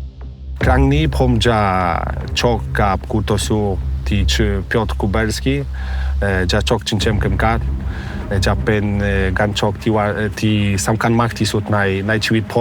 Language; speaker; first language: Thai; non-native, fluent; Polish